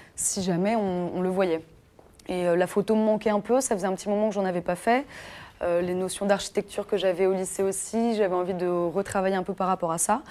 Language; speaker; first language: French; native; French